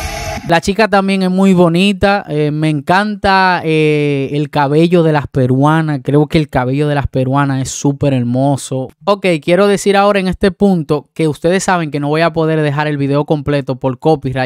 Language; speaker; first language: Spanish; native; Spanish